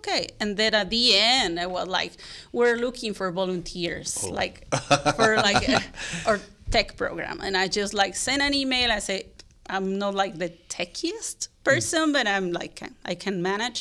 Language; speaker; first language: English; non-native, fluent; Spanish